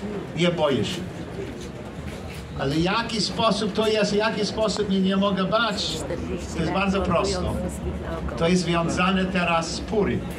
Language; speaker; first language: Polish; non-native, learner; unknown